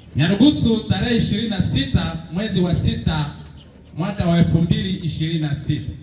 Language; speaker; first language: Swahili; non-native, local second language; Bembe